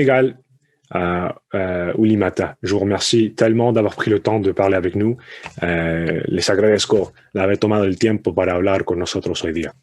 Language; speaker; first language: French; early bilingual, other home language; Spanish